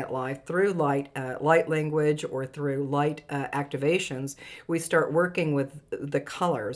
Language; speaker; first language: English; native; English